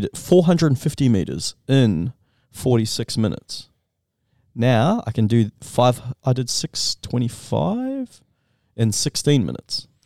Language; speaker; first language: English; early bilingual, other home language; Filipino